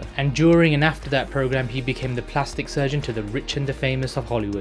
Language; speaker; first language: English; native; English